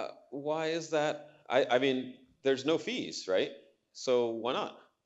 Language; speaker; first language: English; native; English